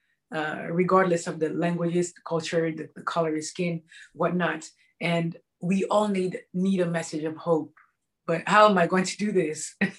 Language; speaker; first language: English; non-native, fluent; French